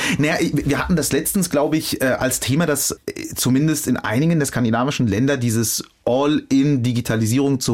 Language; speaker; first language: German; early bilingual, other home language; Arabic